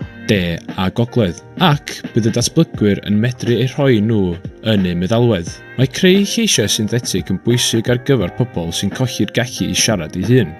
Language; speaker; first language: Welsh; native; Welsh